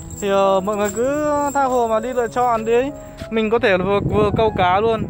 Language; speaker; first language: Vietnamese; non-native, local second language; Hmong